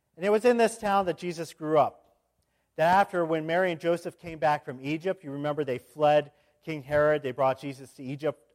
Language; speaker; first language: English; native; English